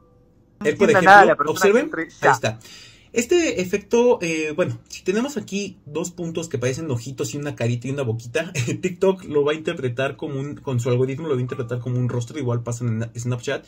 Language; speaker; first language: Spanish; native; Spanish